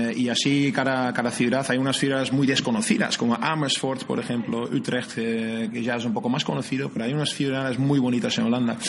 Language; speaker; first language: Spanish; non-native, fluent; Dutch